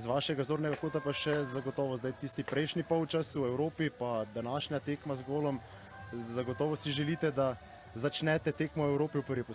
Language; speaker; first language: Slovenian; native; Slovenian